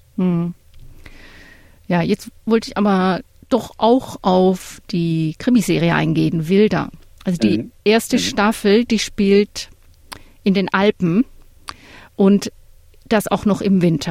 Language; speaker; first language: German; native; German